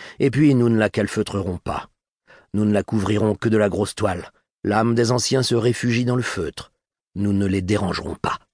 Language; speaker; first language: French; native; French